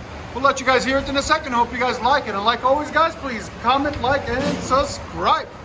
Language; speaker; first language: English; early bilingual, heritage; Spanish